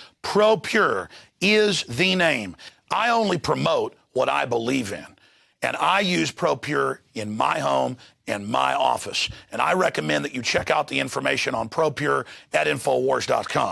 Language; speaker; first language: English; native; English